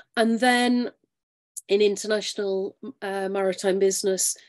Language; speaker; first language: English; native; English